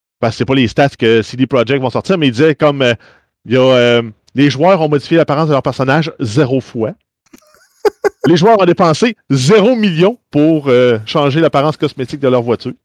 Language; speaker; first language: French; native; French